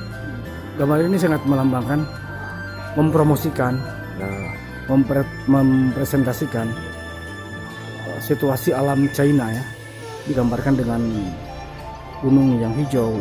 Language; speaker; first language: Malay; non-native, local second language; Sundanese